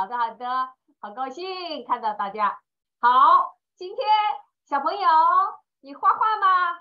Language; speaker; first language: Chinese; native; Chinese